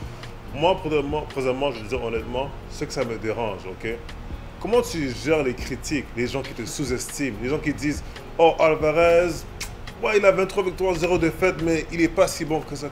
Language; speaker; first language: French; native; French